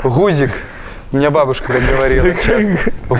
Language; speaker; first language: Russian; native; Russian